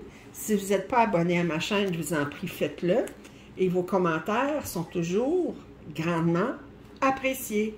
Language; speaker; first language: French; native; French